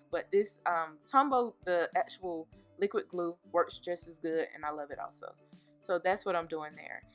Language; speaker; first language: English; native; English